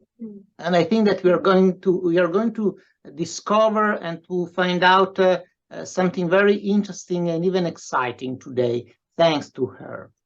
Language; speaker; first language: English; non-native, fluent; Italian